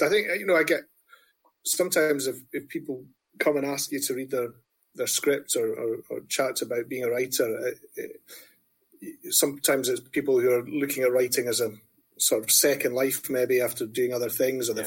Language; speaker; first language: English; native; English